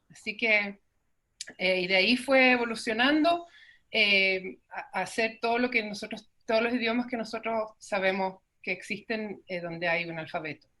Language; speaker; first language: Spanish; native; Spanish